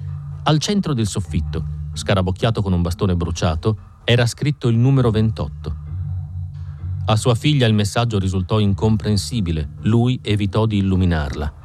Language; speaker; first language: Italian; native; Italian